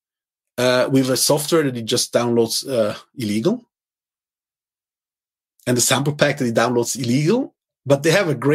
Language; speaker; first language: English; non-native, fluent; Italian